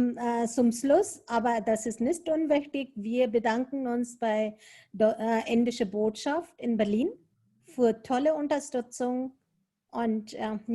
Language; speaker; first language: German; non-native, fluent; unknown